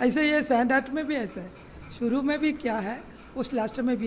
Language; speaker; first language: Hindi; non-native, learner; Malayalam